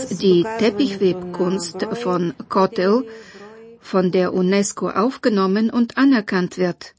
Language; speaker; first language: German; non-native, fluent; Bulgarian